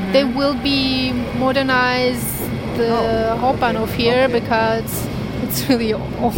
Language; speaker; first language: English; non-native, learner; Turkish